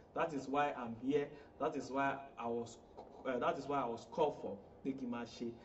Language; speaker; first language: English; non-native, local second language; Yoruba